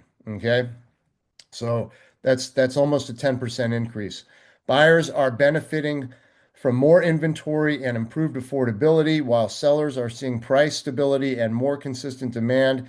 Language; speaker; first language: English; native; English